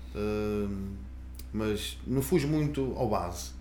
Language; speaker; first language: Portuguese; native; Portuguese